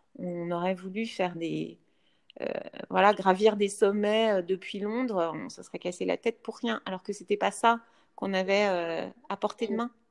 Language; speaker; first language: French; native; French